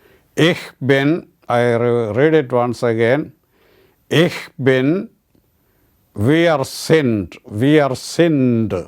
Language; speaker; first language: German; non-native, learner; Malayalam